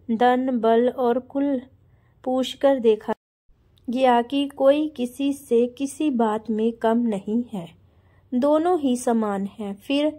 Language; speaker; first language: Hindi; non-native, local second language; Punjabi